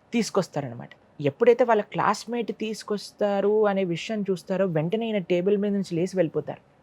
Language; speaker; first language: Telugu; native; Telugu